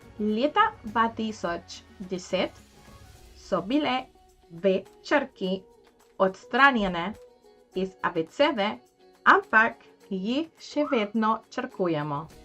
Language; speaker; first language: Slovenian; non-native, fluent; Spanish